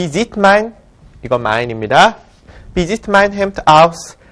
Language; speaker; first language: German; non-native, fluent; Korean